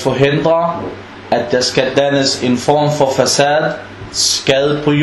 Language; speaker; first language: Danish; non-native, fluent; Arabic